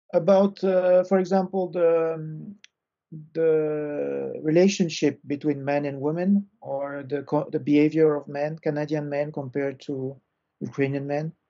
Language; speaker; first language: English; non-native, fluent; French